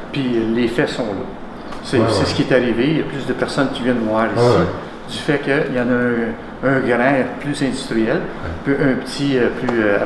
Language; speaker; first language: French; native; French